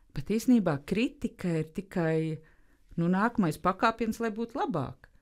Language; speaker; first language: Latvian; native; Latvian